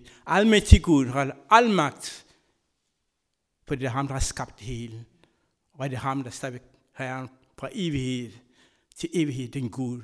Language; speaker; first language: Danish; non-native, fluent; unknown